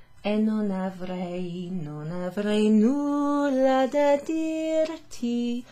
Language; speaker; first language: Italian; non-native, fluent; English